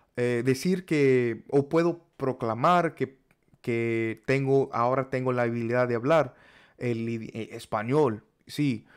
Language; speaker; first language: Spanish; non-native, learner; English